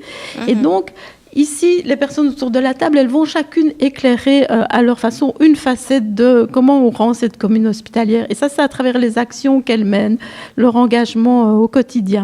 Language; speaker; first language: French; native; French